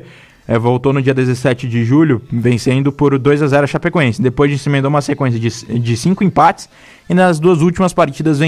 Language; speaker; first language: Portuguese; native; Portuguese